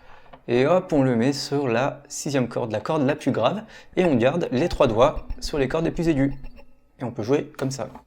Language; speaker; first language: French; native; French